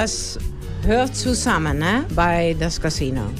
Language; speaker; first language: German; non-native, learner; Dutch